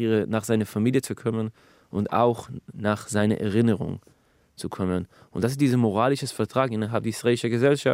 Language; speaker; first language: German; non-native, fluent; Hebrew